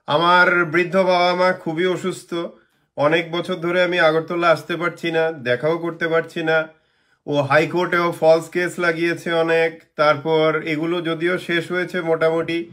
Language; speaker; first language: Bangla; native; Bangla